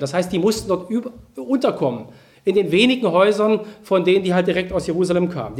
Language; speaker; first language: German; native; German